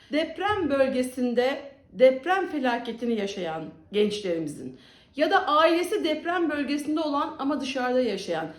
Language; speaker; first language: Turkish; native; Turkish